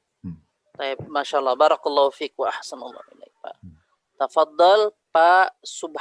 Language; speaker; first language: Indonesian; native; Indonesian